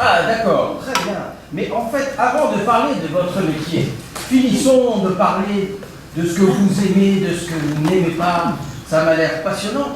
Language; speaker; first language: French; native; French